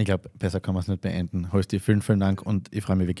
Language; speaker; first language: German; native; German